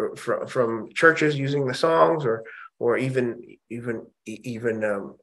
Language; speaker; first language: English; early bilingual, other home language; Indonesian